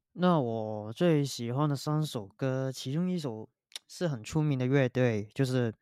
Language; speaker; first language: Chinese; non-native, local second language; Cantonese